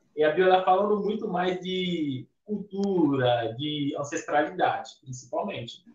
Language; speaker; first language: Portuguese; non-native, fluent; Fon